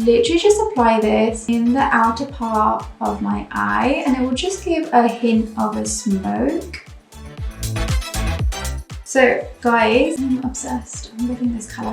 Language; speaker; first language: English; native; English